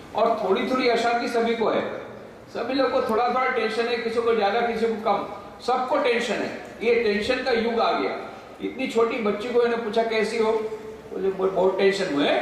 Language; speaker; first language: Hindi; non-native, local second language; Gujarati